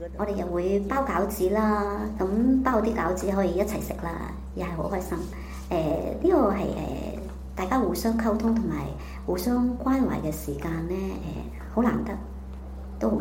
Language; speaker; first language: Chinese; native; Chinese